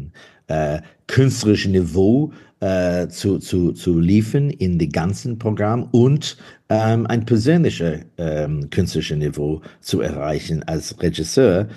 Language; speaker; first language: German; non-native, fluent; English